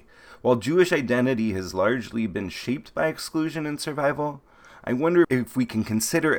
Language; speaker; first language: English; native; English